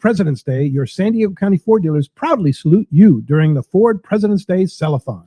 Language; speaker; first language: English; native; English